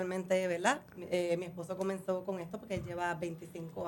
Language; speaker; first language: Spanish; native; Spanish